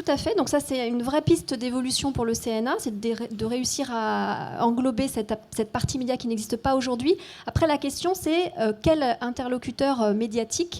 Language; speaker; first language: French; native; French